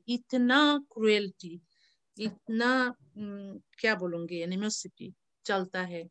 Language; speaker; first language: Hindi; non-native, learner; Bangla